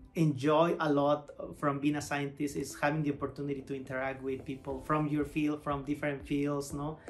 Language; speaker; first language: English; non-native, fluent; Spanish